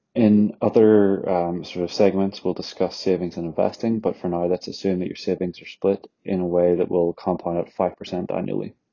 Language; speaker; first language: English; native; English